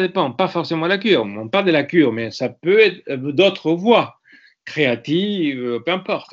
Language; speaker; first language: French; non-native, fluent; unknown